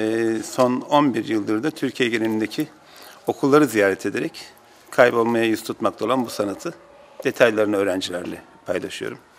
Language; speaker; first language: Turkish; native; Turkish